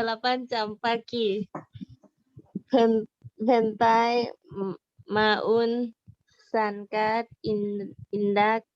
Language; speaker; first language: Indonesian; non-native, learner; Thai